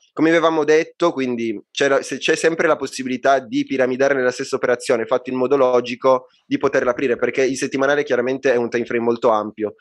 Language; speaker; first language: Italian; native; Italian